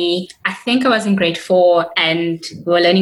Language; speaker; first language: English; non-native, local second language; Tswana